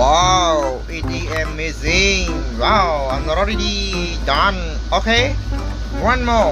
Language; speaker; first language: English; non-native, learner; Khmer